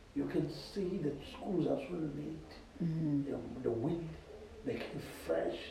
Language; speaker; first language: English; non-native, local second language; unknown